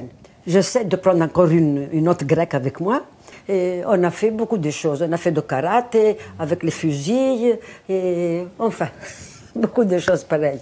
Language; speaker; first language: French; non-native, fluent; Greek